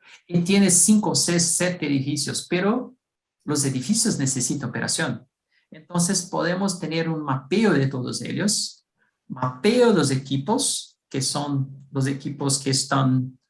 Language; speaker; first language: Spanish; non-native, fluent; Portuguese